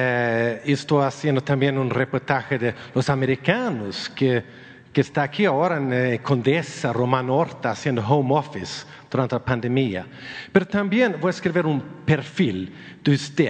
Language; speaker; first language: Spanish; non-native, learner; Swedish